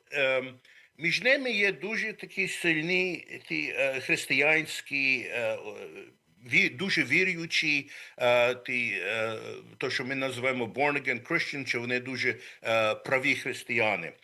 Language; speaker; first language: Ukrainian; early bilingual, heritage; Ukrainian